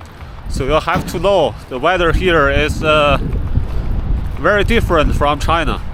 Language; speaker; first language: English; non-native, fluent; Chinese